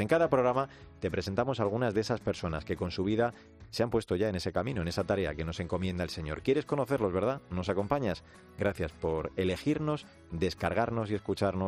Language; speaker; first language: Spanish; native; Spanish